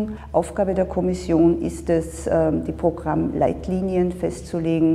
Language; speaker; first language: German; native; German